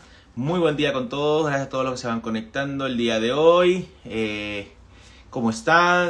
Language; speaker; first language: Spanish; native; Spanish